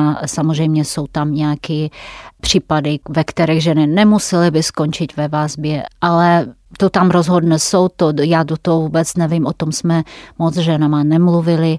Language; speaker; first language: Czech; non-native, fluent; Russian